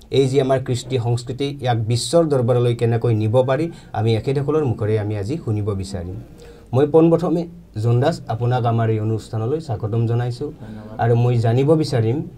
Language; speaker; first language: Assamese; native; Assamese